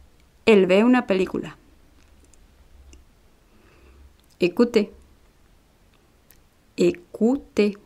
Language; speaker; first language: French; non-native, fluent; Spanish